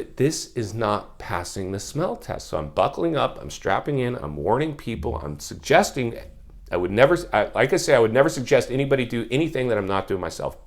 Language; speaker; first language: English; native; English